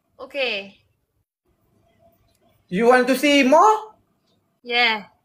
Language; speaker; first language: English; non-native, learner; Malay